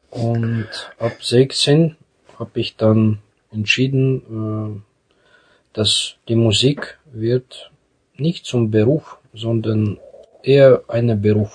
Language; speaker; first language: German; non-native, fluent; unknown